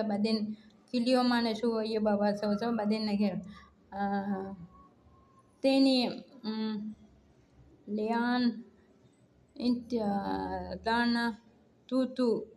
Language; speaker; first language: Arabic; non-native, learner; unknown